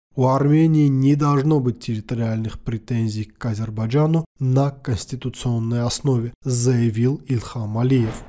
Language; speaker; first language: Russian; non-native, local second language; Armenian